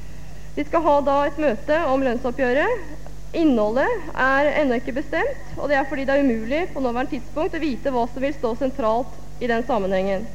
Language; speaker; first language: Norwegian; native; Norwegian